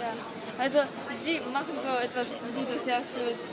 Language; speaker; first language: German; non-native, learner; Russian